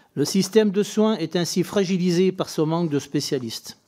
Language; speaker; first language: French; native; French